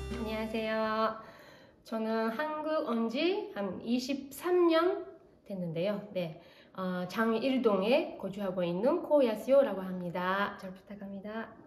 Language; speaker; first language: Korean; non-native, fluent; Japanese